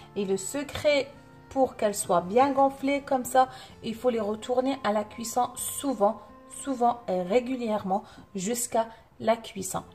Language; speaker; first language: French; non-native, local second language; Arabic